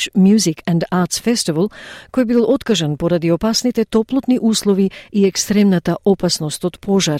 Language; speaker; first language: Macedonian; native; Macedonian